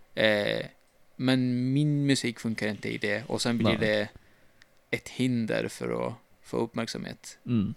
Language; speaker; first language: Swedish; non-native, fluent; Turkish